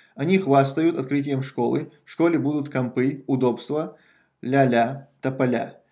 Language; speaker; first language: Russian; non-native, local second language; Chechen